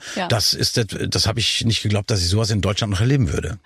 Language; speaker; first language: German; native; German